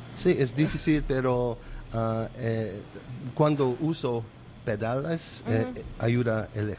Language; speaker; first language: Spanish; non-native, learner; English